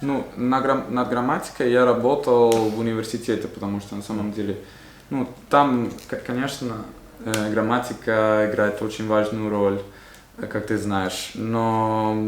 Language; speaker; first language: Russian; non-native, fluent; Italian